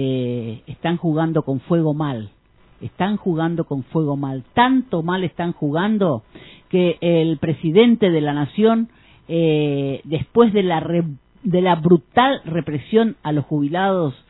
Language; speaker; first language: Spanish; native; Spanish